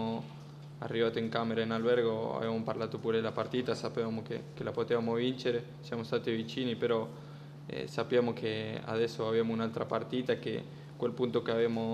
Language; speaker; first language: Italian; non-native, fluent; Spanish